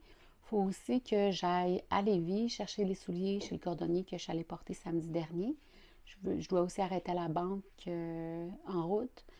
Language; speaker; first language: French; native; French